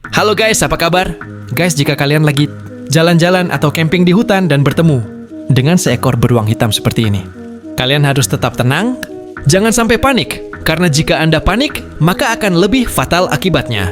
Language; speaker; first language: Indonesian; native; Indonesian